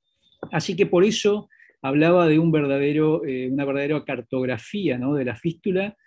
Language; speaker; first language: Spanish; native; Spanish